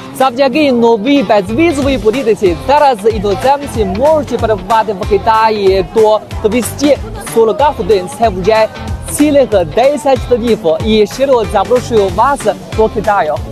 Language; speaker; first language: Ukrainian; non-native, fluent; Chinese